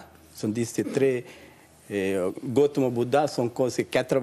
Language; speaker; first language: French; non-native, learner; Sinhala